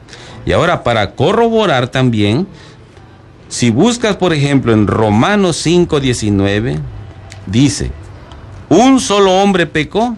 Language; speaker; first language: Spanish; native; Spanish